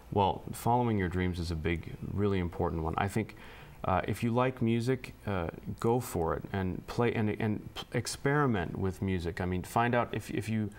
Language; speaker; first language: English; native; English